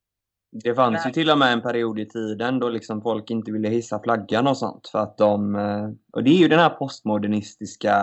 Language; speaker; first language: Swedish; native; Swedish